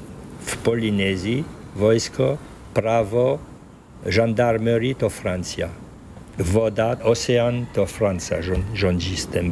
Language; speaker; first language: Polish; early bilingual, heritage; Polish